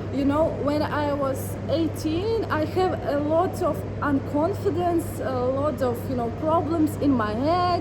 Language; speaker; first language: English; non-native, learner; Russian